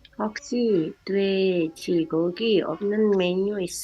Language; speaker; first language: Korean; non-native, learner; Indonesian